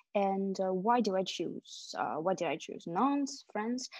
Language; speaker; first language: English; non-native, fluent; Chinese